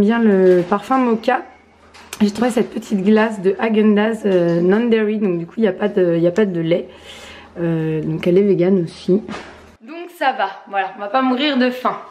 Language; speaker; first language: French; native; French